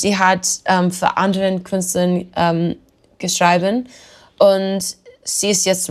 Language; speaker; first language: German; non-native, learner; English